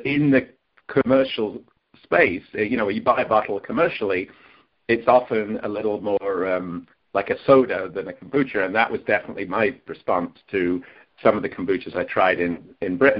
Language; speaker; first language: English; native; English